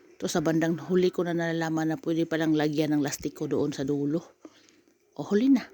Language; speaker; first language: Filipino; native; Filipino